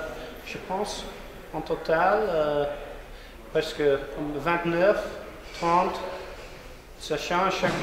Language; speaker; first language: French; non-native, learner; English